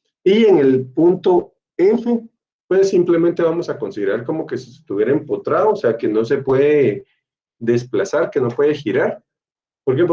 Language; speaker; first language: Spanish; native; Spanish